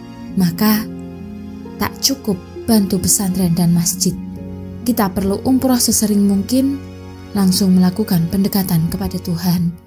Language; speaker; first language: Indonesian; native; Indonesian